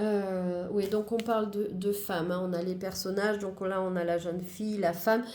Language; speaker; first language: French; native; French